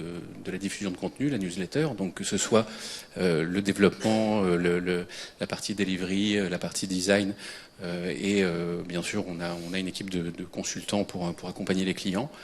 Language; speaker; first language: French; native; French